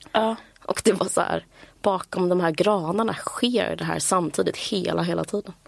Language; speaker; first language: Swedish; native; Swedish